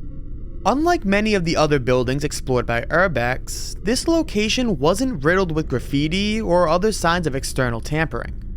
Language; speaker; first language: English; native; English